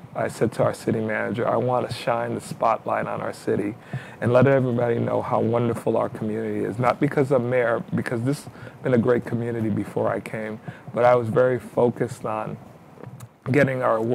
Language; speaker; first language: English; native; English